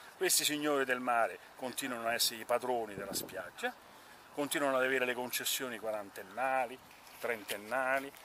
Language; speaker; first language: Italian; native; Italian